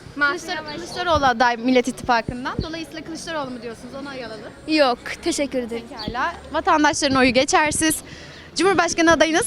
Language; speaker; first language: Turkish; native; Turkish